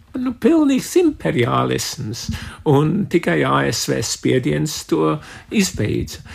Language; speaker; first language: Latvian; early bilingual, heritage; Latvian